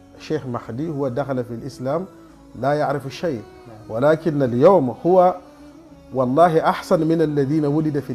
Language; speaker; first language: Arabic; non-native, fluent; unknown